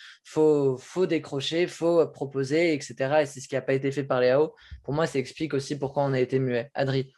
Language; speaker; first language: French; native; French